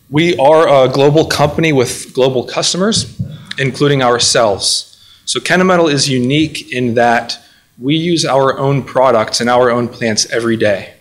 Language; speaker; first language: English; native; English